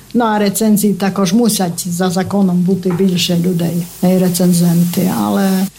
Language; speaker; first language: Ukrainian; native; Ukrainian